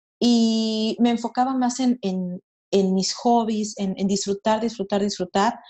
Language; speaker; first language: Spanish; native; Spanish